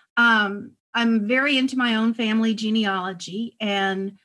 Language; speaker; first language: English; native; English